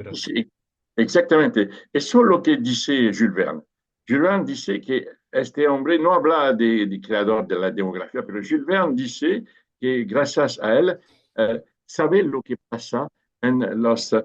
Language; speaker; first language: Spanish; non-native, fluent; French